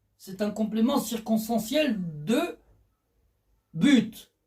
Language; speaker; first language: French; non-native, local second language; Arabic